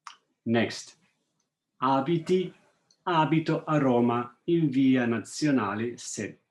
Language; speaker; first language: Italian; non-native, fluent; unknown